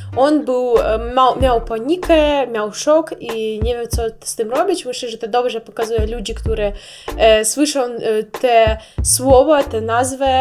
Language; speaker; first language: Polish; non-native, learner; Russian